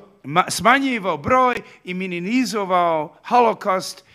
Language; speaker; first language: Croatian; early bilingual, heritage; Serbian